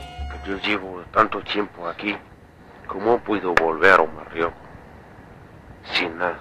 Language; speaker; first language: Spanish; non-native, learner; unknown